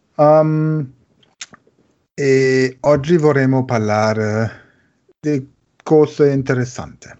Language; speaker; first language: Italian; non-native, learner; German